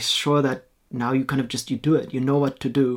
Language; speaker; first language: English; non-native, fluent; Norwegian